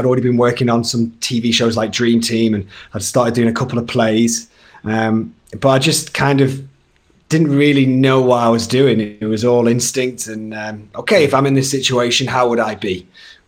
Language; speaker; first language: English; native; English